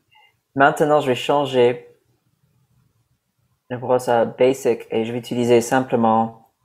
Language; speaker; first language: French; non-native, learner; English